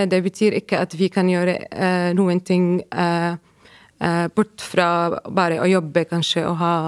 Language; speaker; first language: Norwegian; non-native, fluent; Arabic